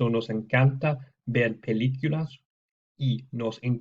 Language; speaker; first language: Spanish; non-native, fluent; English